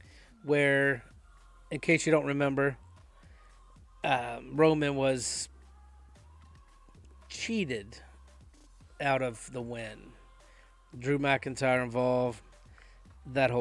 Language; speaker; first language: English; native; English